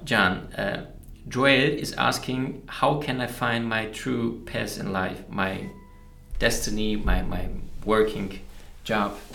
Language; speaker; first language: English; non-native, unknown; German